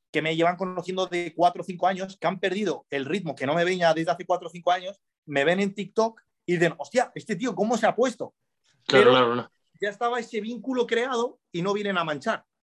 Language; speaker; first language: Spanish; early bilingual, other home language; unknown